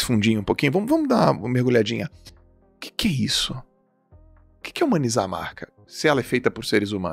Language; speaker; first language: Portuguese; native; Portuguese